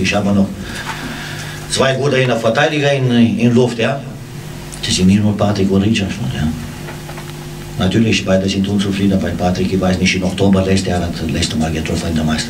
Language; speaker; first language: German; non-native, learner; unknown